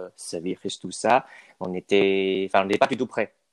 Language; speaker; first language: French; non-native, fluent; Chinese